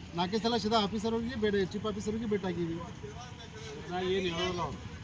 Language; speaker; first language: Kannada; non-native, local second language; Urdu